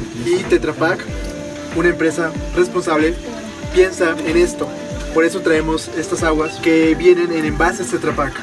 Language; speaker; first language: Spanish; native; Spanish